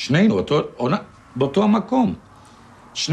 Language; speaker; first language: Hebrew; non-native, fluent; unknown